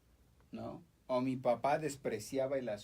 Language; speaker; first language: Spanish; native; Spanish